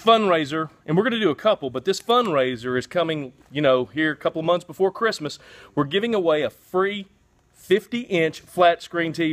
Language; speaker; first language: English; native; English